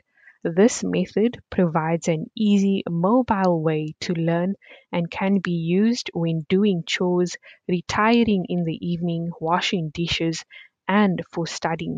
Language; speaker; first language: English; native; English